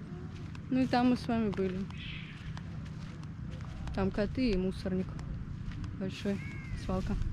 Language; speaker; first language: Russian; native; Russian